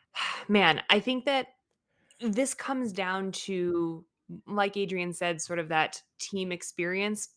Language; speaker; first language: English; native; English